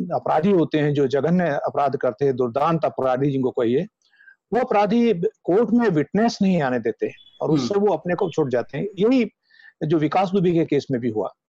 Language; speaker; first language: Hindi; native; Hindi